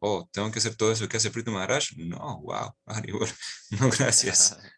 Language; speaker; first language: Spanish; native; Spanish